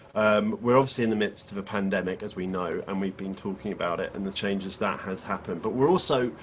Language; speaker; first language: English; native; English